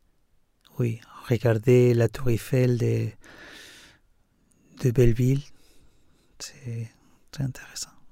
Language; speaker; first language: French; non-native, fluent; Spanish